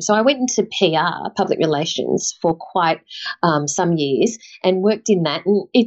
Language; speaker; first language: English; native; English